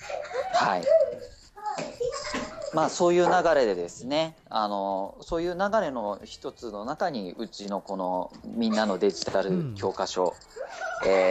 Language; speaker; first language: Japanese; native; Japanese